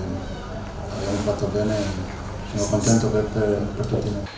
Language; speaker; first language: Italian; non-native, fluent; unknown